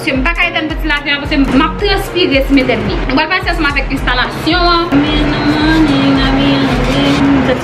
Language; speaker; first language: French; non-native, local second language; Haitian Creole